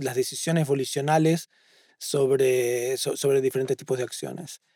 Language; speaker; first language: Spanish; native; Spanish